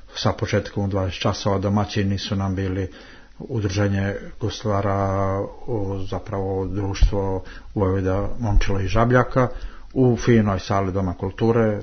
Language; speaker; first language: Serbian; native; Serbian